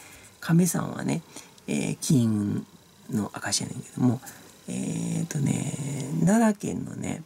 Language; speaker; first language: Japanese; native; Japanese